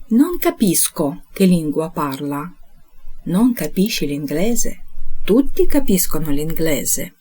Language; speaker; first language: Italian; non-native, fluent; Ukrainian